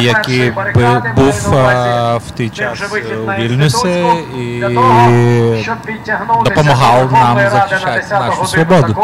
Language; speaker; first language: Ukrainian; non-native, fluent; Lithuanian